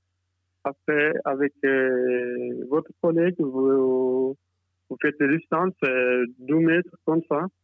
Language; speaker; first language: French; non-native, learner; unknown